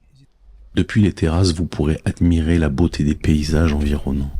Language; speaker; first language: French; native; French